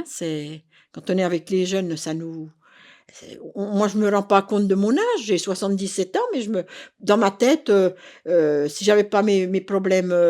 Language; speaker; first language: French; native; French